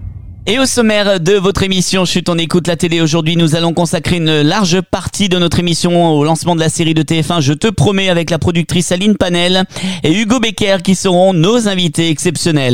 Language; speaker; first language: French; native; French